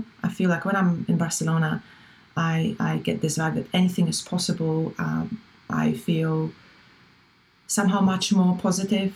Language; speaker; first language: English; non-native, fluent; Polish